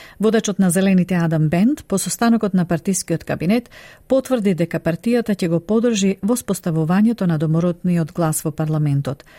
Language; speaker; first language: Macedonian; native; Macedonian